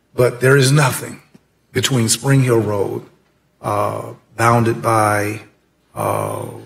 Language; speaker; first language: English; native; English